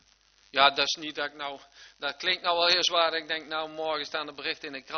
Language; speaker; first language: Dutch; native; Dutch